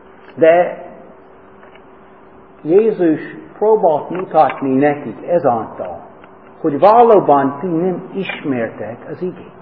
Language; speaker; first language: Hungarian; non-native, fluent; English